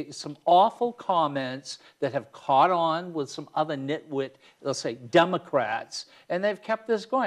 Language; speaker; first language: English; native; English